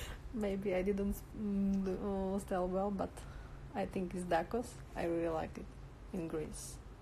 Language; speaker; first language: English; non-native, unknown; Slovak